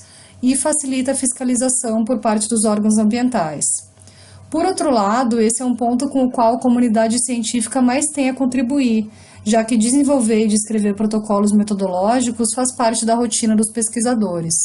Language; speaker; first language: Portuguese; native; Portuguese